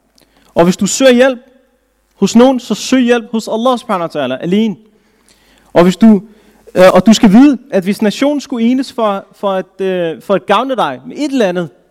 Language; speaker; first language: Danish; early bilingual, other home language; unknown